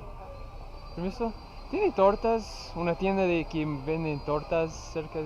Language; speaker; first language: Spanish; non-native, learner; English